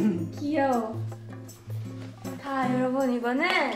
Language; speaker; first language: Korean; non-native, learner; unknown